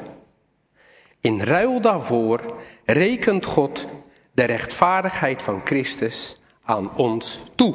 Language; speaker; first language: Dutch; native; Dutch